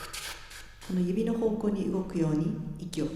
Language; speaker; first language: Japanese; native; Japanese